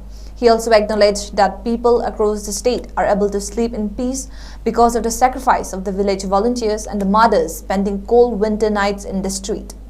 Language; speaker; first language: English; non-native, local second language; Manipuri